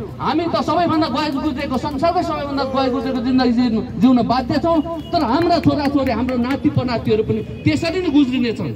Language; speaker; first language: Nepali; non-native, local second language; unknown